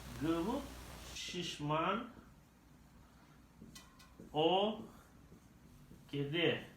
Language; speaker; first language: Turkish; non-native, learner; Indonesian